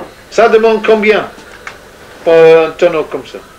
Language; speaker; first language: French; non-native, learner; English